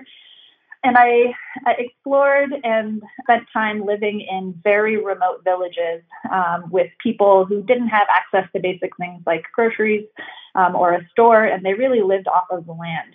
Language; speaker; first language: English; native; English